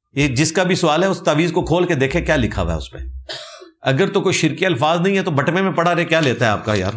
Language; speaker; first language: Urdu; non-native, local second language; Punjabi